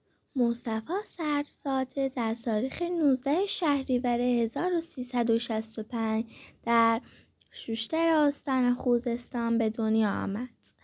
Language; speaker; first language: Persian; native; Persian